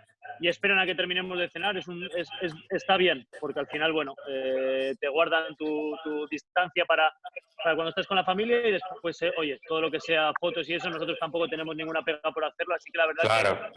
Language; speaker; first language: Spanish; native; Spanish